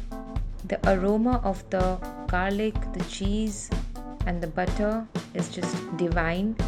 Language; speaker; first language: English; non-native, local second language; Hindi